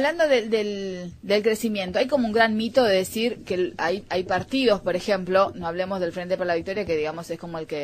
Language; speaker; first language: Spanish; native; Spanish